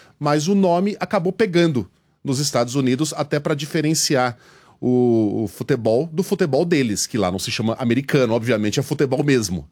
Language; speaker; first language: Portuguese; native; Portuguese